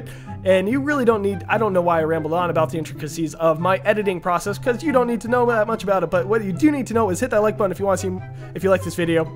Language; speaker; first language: English; native; English